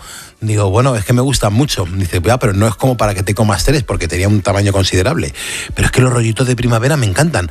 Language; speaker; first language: Spanish; native; Spanish